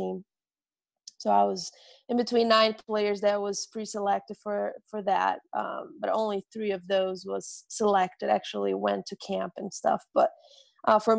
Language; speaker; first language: English; non-native, fluent; Portuguese